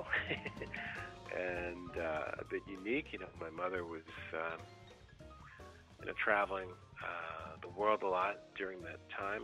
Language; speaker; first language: English; native; English